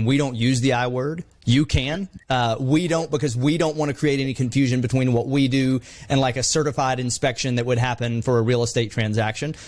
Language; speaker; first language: English; native; English